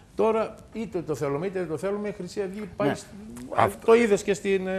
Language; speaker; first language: Greek; native; Greek